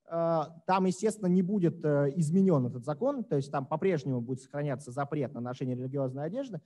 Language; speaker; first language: Russian; native; Russian